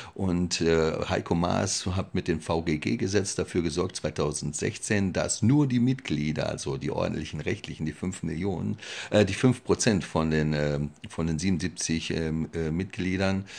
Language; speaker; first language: German; native; German